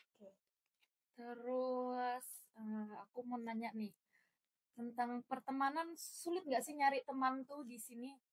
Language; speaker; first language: Indonesian; native; Indonesian